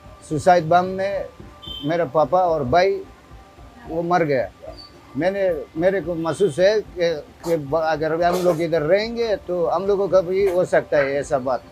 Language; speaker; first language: Hindi; non-native, learner; Persian